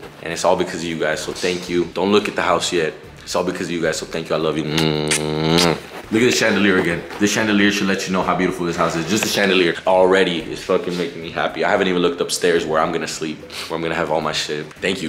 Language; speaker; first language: English; early bilingual, other home language; Spanish